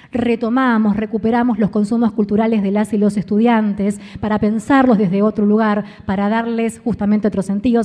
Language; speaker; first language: Spanish; native; Spanish